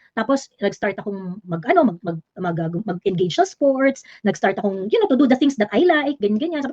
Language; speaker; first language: Filipino; native; Filipino